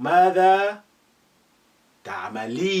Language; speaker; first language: Arabic; non-native, fluent; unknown